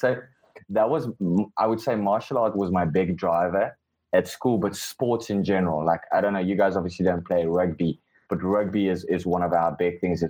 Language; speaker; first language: English; non-native, local second language; Afrikaans